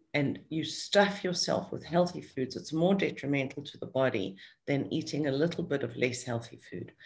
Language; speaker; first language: English; native; English